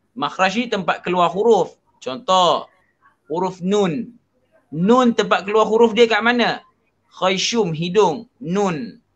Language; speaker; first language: Malay; native; Malay